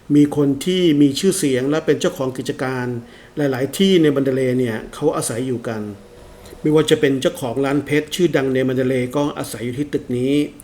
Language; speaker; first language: Thai; non-native, fluent; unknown